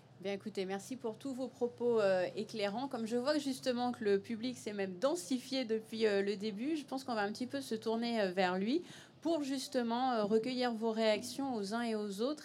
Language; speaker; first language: French; native; French